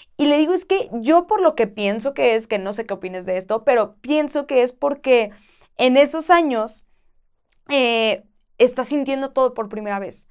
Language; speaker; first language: Spanish; native; Spanish